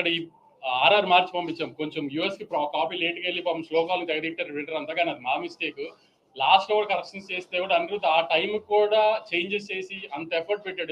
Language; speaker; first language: Telugu; native; Telugu